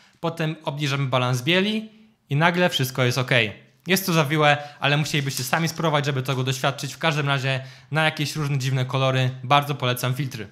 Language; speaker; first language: Polish; native; Polish